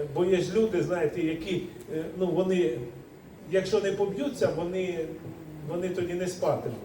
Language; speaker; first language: Ukrainian; native; Ukrainian